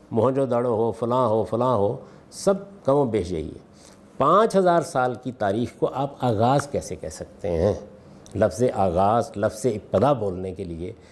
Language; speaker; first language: Urdu; non-native, local second language; Punjabi